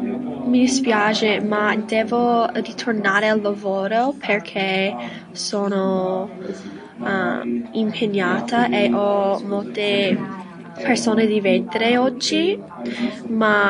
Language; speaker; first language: Italian; non-native, learner; English